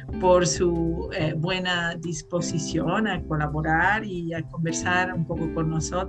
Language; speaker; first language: Portuguese; non-native, learner; Spanish